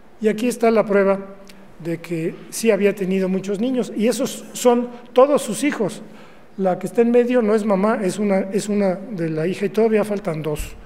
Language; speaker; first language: Spanish; native; Spanish